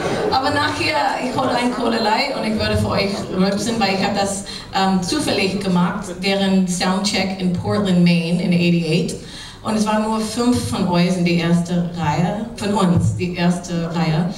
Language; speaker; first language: German; non-native, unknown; English